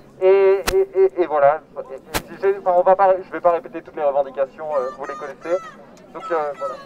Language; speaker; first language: French; native; French